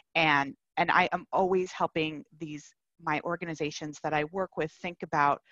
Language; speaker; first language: English; native; English